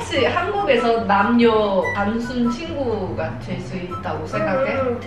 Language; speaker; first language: Korean; non-native, learner; Cantonese